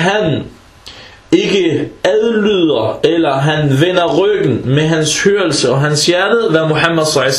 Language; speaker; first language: Danish; early bilingual, other home language; Arabic